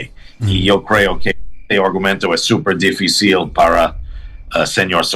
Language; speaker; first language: Spanish; non-native, learner; English